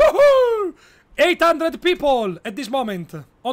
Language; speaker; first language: English; non-native, learner; Italian